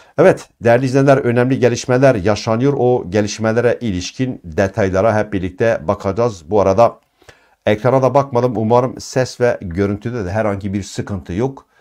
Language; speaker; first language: Turkish; non-native, local second language; Kurdish